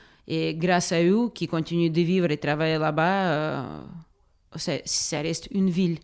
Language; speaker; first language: French; non-native, fluent; Russian